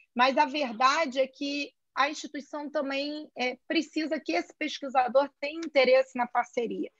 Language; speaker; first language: Portuguese; native; Portuguese